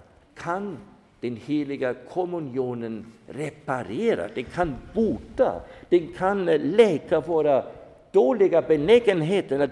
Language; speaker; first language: Swedish; non-native, fluent; German